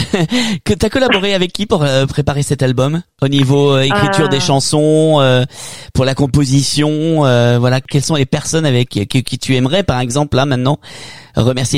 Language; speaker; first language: French; native; French